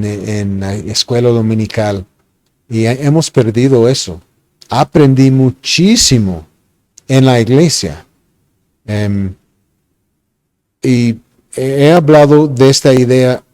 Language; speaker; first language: Spanish; non-native, fluent; English